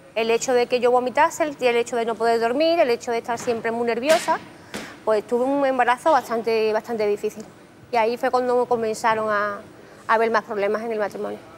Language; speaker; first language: Spanish; native; Spanish